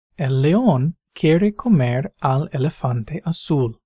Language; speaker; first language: Spanish; non-native, fluent; English